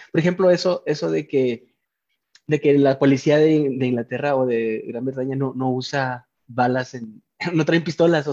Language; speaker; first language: Spanish; native; Spanish